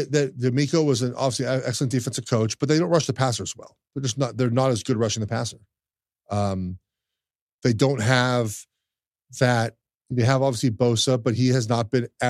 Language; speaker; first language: English; native; English